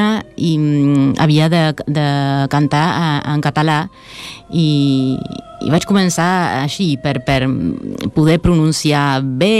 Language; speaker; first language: Catalan; non-native, fluent; Spanish